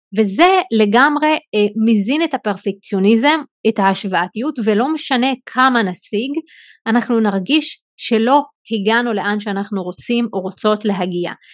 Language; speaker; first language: Hebrew; non-native, local second language; Arabic